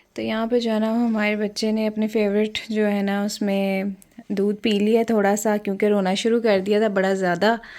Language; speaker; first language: Urdu; non-native, local second language; Punjabi